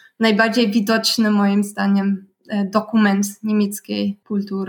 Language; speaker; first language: Polish; non-native, fluent; German